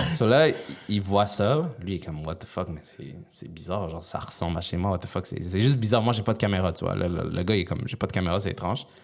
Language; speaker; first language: French; early bilingual, other home language; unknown